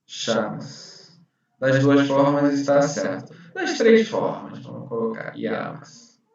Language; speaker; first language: Portuguese; non-native, fluent; Spanish